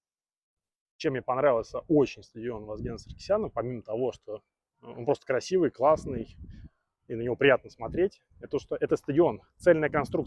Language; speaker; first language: Russian; native; Russian